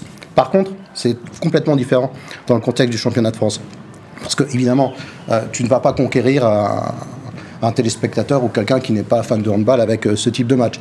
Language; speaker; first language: French; native; French